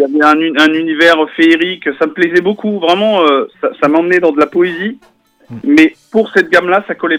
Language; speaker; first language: French; native; French